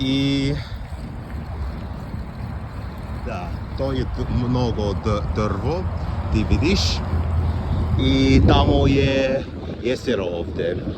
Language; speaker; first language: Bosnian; non-native, learner; English